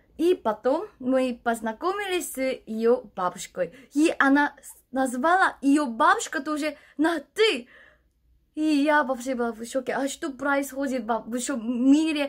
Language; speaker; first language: Russian; non-native, learner; Korean